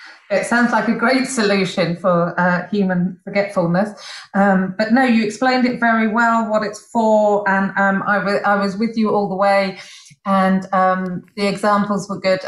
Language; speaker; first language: English; native; English